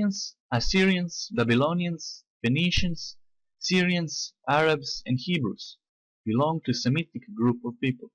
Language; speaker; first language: English; non-native, fluent; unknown